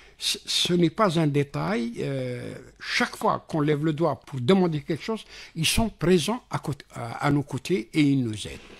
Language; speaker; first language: French; non-native, local second language; Arabic